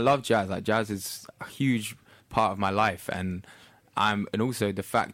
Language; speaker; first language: English; native; English